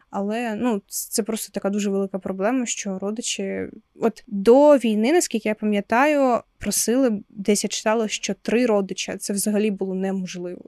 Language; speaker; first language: Ukrainian; non-native, local second language; Russian